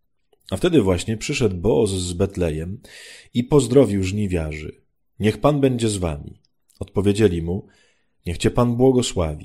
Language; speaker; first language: Polish; native; Polish